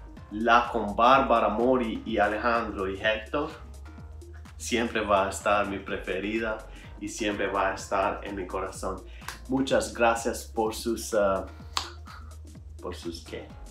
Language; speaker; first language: Spanish; non-native, learner; Albanian